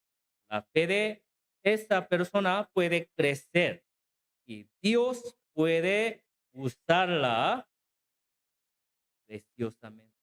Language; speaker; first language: Spanish; non-native, learner; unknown